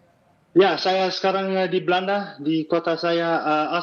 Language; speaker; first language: Indonesian; non-native, fluent; Dutch